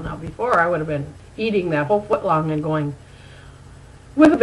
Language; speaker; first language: English; native; English